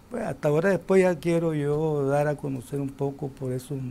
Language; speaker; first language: Spanish; native; Spanish